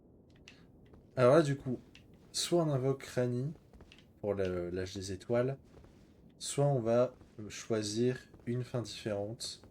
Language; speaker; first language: French; native; French